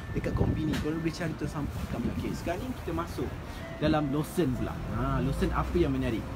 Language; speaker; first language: Malay; native; Malay